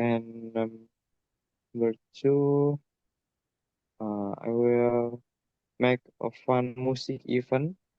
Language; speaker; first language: English; non-native, learner; Indonesian